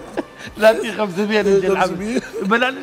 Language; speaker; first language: Arabic; native; Arabic